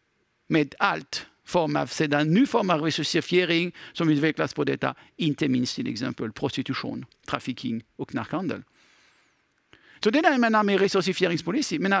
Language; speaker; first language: Swedish; non-native, fluent; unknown